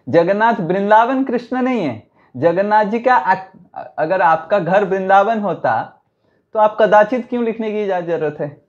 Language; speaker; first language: Hindi; non-native, local second language; Odia